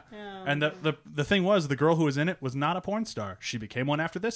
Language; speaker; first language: English; native; English